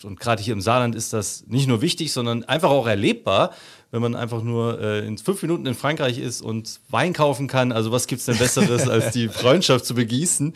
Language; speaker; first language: German; native; German